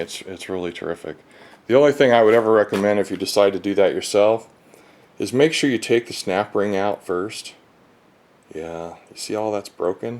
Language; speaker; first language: English; native; English